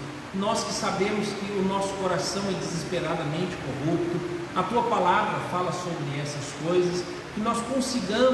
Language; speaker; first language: Portuguese; native; Portuguese